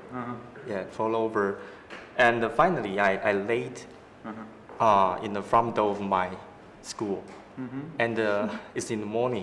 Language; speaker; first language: English; non-native, learner; Japanese